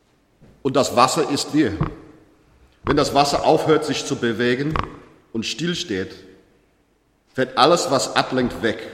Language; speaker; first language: German; non-native, learner; English